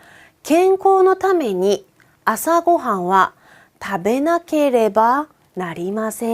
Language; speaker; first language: Japanese; non-native, fluent; Korean